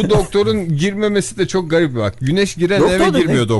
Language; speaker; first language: Turkish; native; Turkish